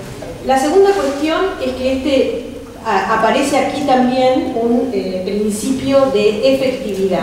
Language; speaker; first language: Spanish; native; Spanish